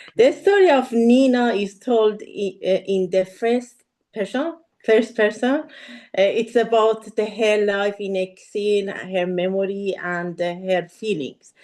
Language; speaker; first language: English; non-native, learner; Persian